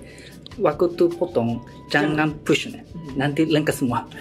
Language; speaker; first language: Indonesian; non-native, learner; Japanese